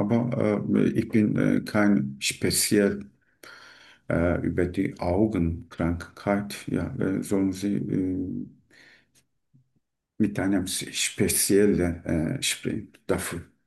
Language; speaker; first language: German; non-native, learner; Turkish